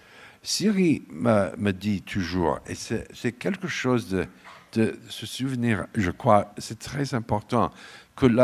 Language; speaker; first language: French; non-native, fluent; English